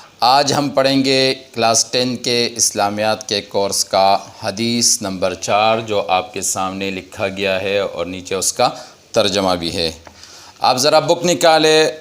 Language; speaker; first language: Urdu; non-native, local second language; Pashto